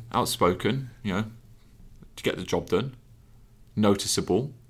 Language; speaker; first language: English; native; English